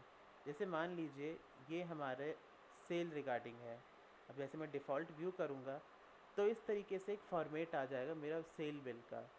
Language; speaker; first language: Hindi; native; Hindi